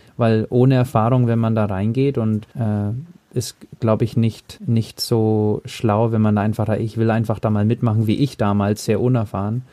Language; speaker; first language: German; early bilingual, heritage; German